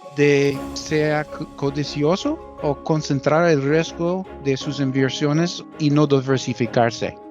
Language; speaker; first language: Spanish; early bilingual, heritage; Spanish